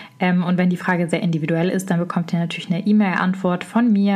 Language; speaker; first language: German; native; German